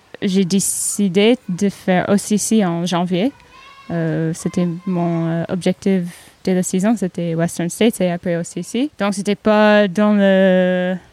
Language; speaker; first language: French; non-native, learner; English